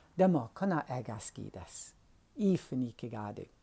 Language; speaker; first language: Japanese; non-native, learner; English